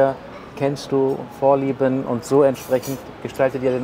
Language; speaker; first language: German; native; German